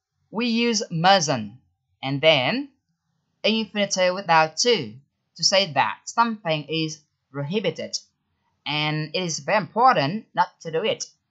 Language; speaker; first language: English; non-native, fluent; Vietnamese